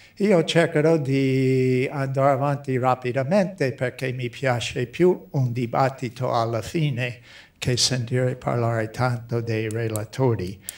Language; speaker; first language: Italian; non-native, fluent; English